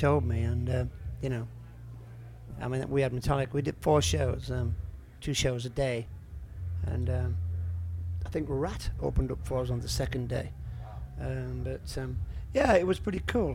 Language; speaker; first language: English; native; English